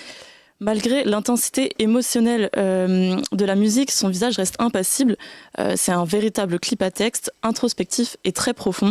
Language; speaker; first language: French; native; French